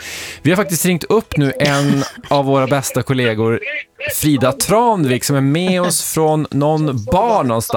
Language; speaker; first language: Swedish; native; Swedish